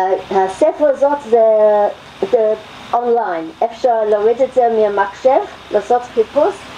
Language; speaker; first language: Hebrew; non-native, fluent; English